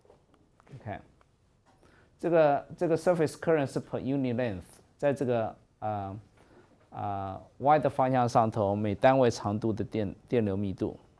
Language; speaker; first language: Chinese; native; Chinese